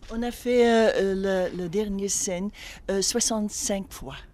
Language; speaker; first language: French; non-native, local second language; Dutch